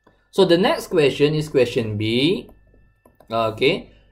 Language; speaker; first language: English; non-native, local second language; Malay